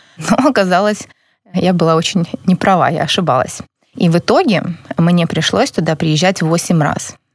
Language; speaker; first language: Russian; native; Russian